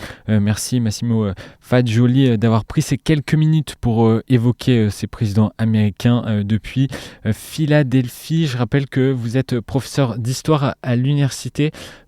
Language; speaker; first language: French; native; French